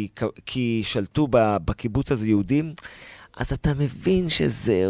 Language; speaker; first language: Hebrew; native; Hebrew